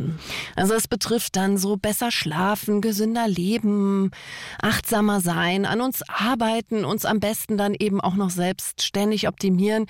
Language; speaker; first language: German; native; German